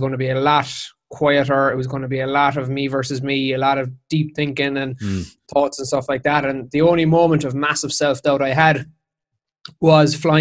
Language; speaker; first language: English; native; English